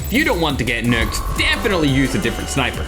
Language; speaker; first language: English; native; English